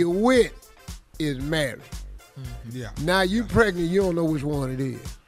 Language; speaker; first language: English; native; English